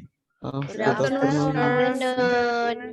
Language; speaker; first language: English; non-native, learner; Indonesian